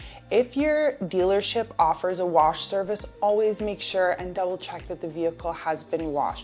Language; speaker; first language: English; native; English